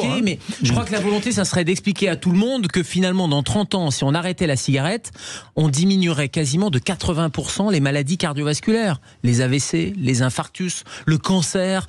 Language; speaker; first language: French; native; French